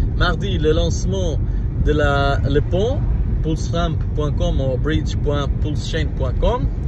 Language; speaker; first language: French; non-native, learner; Portuguese